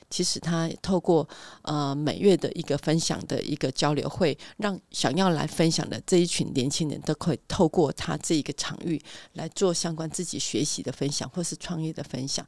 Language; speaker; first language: Chinese; native; Chinese